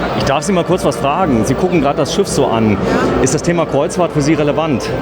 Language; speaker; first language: German; native; German